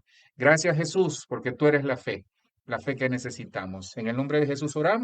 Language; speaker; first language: Spanish; native; Spanish